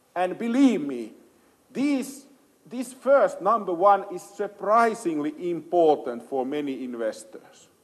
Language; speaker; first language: English; non-native, fluent; Finnish